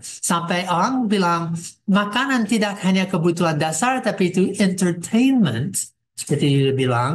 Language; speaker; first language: Indonesian; non-native, fluent; English